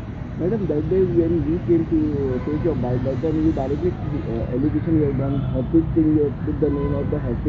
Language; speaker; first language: English; non-native, local second language; Hindi